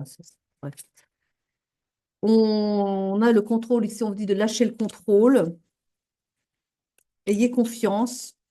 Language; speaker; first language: French; native; French